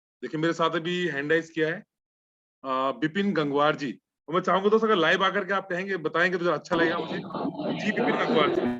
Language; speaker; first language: Hindi; native; Hindi